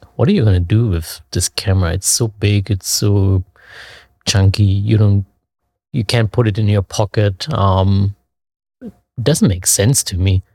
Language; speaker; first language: English; non-native, fluent; German